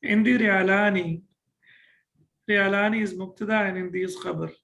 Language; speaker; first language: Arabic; non-native, fluent; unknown